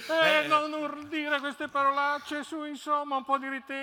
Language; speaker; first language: Italian; native; Italian